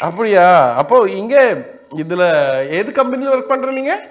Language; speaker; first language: Tamil; non-native, learner; Malayalam